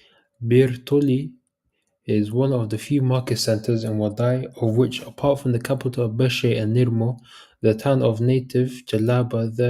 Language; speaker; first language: English; early bilingual, heritage; Arabic